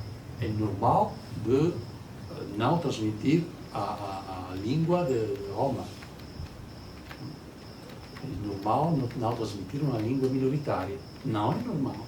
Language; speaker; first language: Portuguese; non-native, learner; Italian